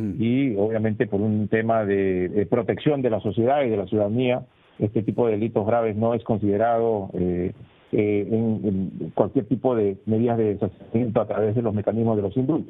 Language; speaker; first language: Spanish; native; Spanish